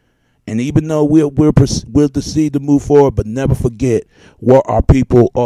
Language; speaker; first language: English; native; English